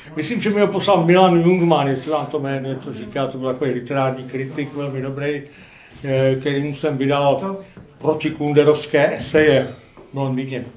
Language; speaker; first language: Czech; non-native, local second language; Polish